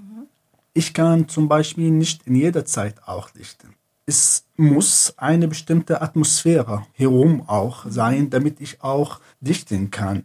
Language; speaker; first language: German; non-native, fluent; Arabic